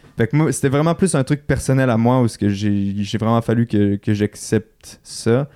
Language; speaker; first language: French; native; French